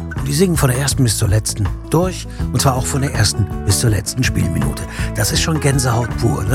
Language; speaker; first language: German; native; German